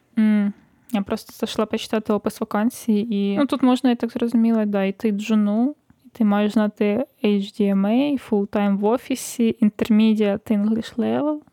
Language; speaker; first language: Ukrainian; native; Ukrainian